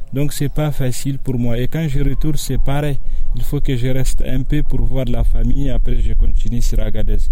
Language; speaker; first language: French; non-native, local second language; Tamasheq